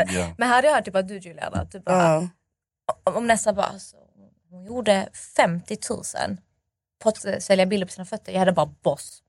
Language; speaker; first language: Swedish; native; Swedish